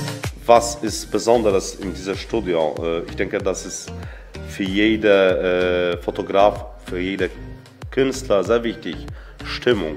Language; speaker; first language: German; non-native, fluent; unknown